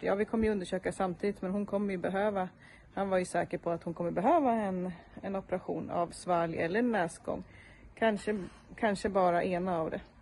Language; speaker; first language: Swedish; native; Swedish